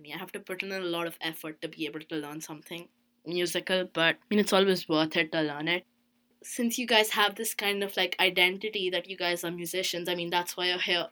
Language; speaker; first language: English; non-native, local second language; Hindi